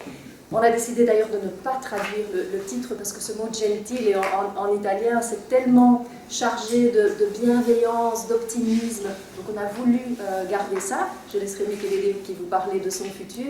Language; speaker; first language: French; native; French